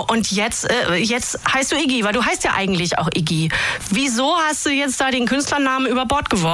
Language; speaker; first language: German; native; German